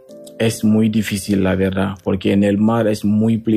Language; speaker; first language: Spanish; non-native, learner; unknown